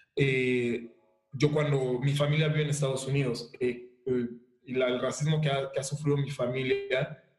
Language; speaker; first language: Spanish; early bilingual, other home language; Haitian Creole